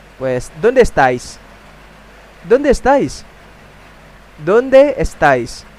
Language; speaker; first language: Spanish; non-native, fluent; Indonesian